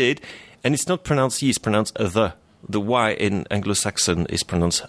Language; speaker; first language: English; non-native, fluent; French